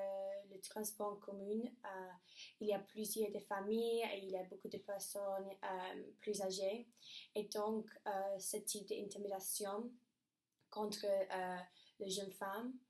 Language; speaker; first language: French; non-native, learner; English